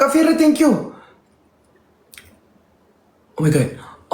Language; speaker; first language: English; non-native, local second language; Malay